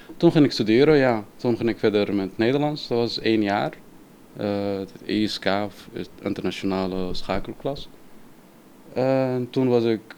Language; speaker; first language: Dutch; non-native, fluent; Arabic